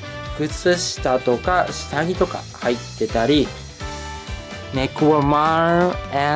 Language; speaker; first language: Japanese; native; Japanese